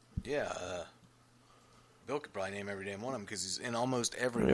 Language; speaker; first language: English; native; English